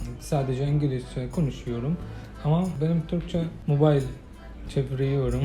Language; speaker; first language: Turkish; non-native, learner; Arabic